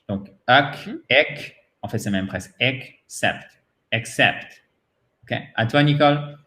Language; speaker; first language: French; native; French